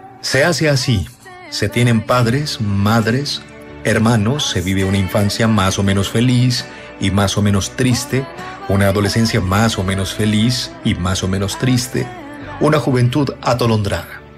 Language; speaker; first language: Spanish; native; Spanish